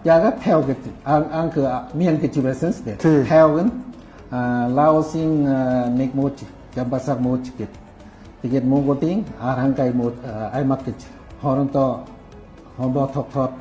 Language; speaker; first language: Mongolian; non-native, fluent; Lao